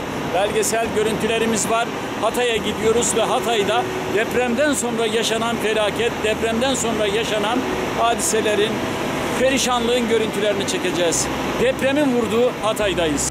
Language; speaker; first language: Turkish; native; Turkish